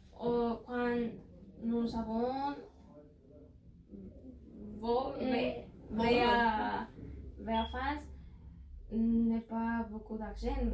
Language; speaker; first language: French; non-native, learner; Spanish